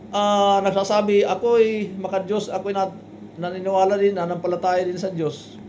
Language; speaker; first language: Filipino; non-native, local second language; Waray